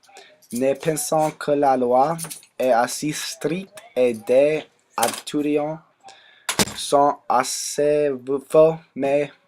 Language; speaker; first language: French; non-native, learner; English